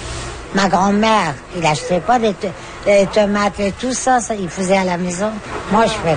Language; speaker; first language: French; non-native, fluent; Persian